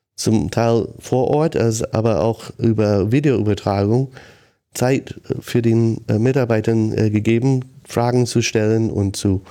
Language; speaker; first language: German; non-native, fluent; English